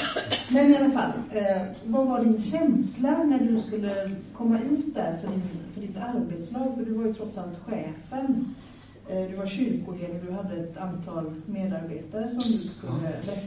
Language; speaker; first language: Swedish; native; Swedish